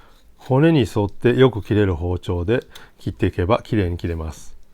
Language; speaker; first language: Japanese; native; Japanese